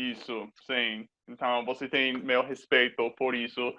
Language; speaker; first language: Portuguese; non-native, fluent; English